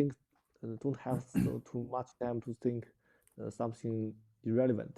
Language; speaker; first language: English; non-native, learner; Chinese